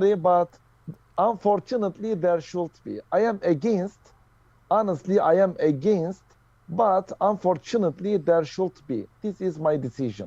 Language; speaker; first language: English; non-native, learner; Turkish